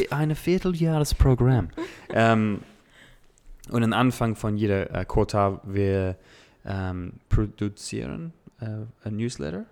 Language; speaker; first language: German; non-native, learner; English